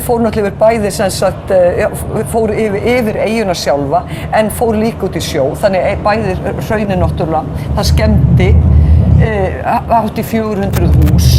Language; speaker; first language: Icelandic; native; Icelandic